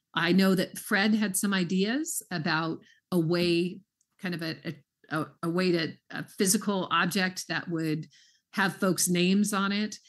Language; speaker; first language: English; native; English